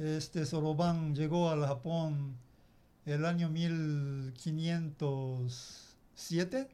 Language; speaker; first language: Spanish; non-native, learner; Japanese